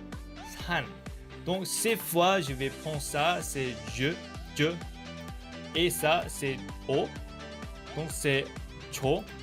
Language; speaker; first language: French; non-native, learner; Korean